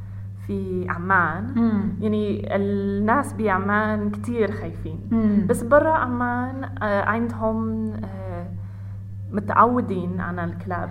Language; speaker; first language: Arabic; non-native, learner; English